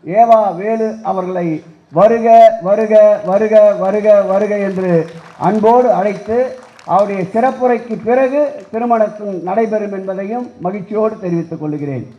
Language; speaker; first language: Tamil; native; Tamil